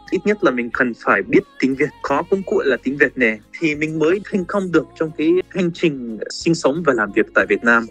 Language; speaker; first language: Vietnamese; non-native, fluent; Arabic